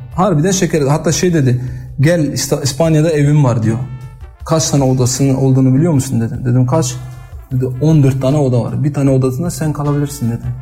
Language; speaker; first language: Turkish; early bilingual, heritage; Turkish